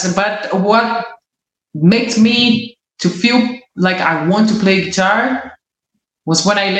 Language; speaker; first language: English; non-native, learner; Portuguese